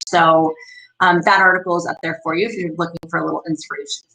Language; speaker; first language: English; native; English